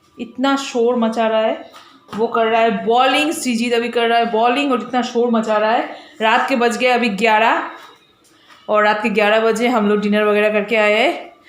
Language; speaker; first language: Hindi; non-native, local second language; Bangla